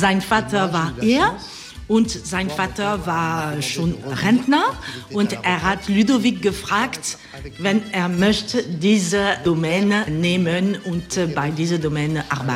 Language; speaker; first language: German; non-native, learner; French